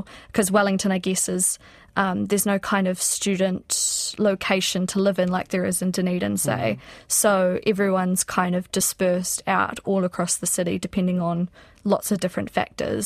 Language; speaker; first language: English; native; English